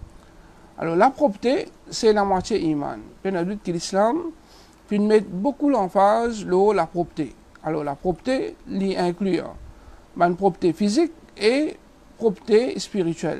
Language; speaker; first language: French; non-native, local second language; Morisyen